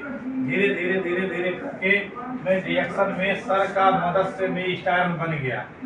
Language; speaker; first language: Hindi; non-native, learner; Nepali